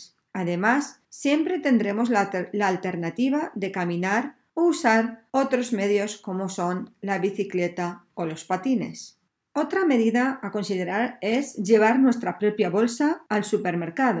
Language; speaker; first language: Spanish; native; Spanish